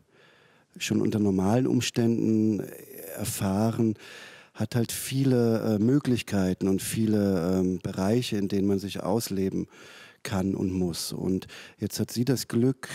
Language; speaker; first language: German; native; German